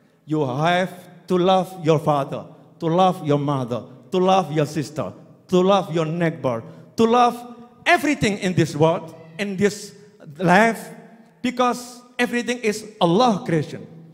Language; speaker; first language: English; non-native, learner; Indonesian